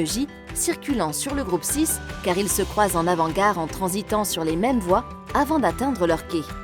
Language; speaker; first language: French; native; French